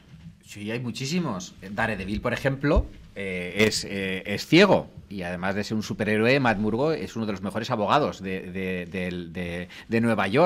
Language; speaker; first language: Spanish; native; Spanish